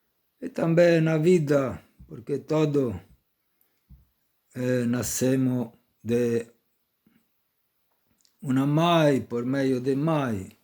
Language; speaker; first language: Portuguese; non-native, fluent; Italian